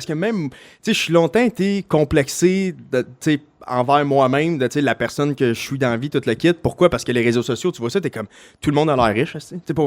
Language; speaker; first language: French; native; French